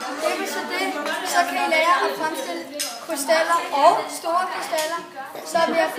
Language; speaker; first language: Danish; native; Danish